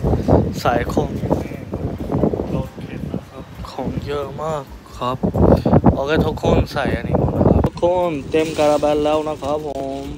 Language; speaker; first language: Thai; non-native, fluent; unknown